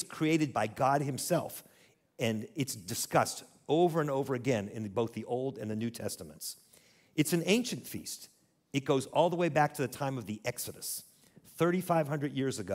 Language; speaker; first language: English; native; English